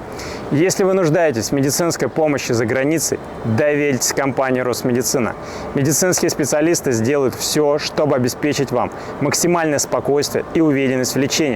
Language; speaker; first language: Russian; native; Russian